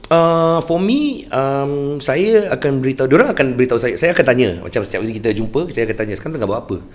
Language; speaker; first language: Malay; native; Malay